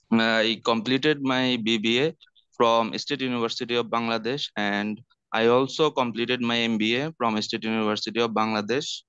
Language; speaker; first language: English; non-native, learner; Bangla